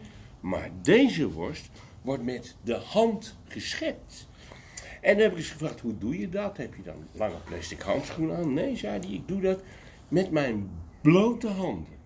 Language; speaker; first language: Dutch; native; Dutch